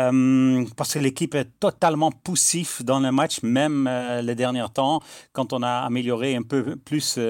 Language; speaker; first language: French; non-native, fluent; Dutch